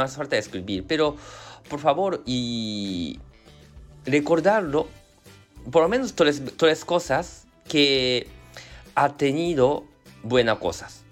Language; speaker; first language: Spanish; non-native, learner; Japanese